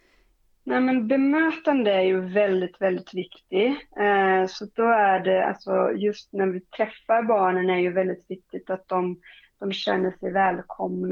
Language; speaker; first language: Swedish; non-native, fluent; Portuguese